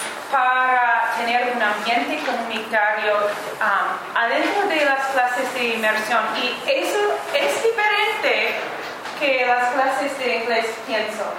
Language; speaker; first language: Spanish; non-native, learner; English